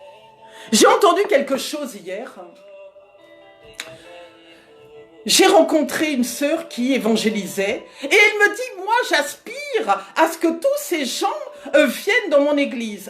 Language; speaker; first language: French; native; French